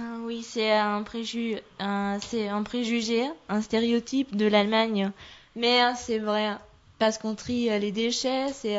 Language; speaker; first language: French; non-native, fluent; German